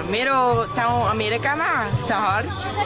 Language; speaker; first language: Nepali; non-native, learner; English